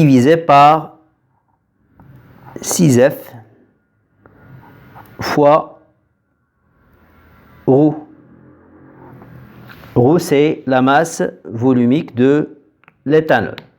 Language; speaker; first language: French; non-native, local second language; Arabic